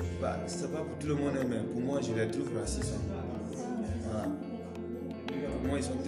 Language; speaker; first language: French; non-native, learner; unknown